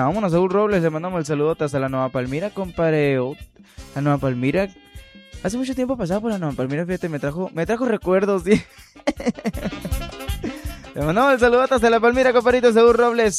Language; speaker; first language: Spanish; native; Spanish